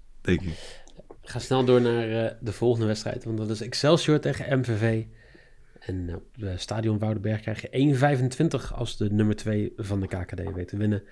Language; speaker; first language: Dutch; native; Dutch